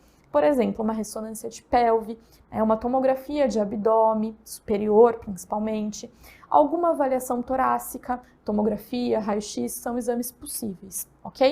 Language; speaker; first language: Portuguese; native; Portuguese